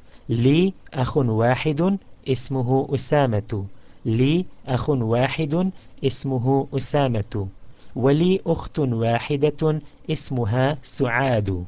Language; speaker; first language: Arabic; non-native, fluent; English